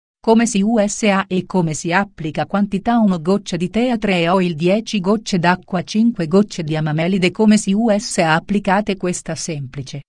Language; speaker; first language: Italian; native; Italian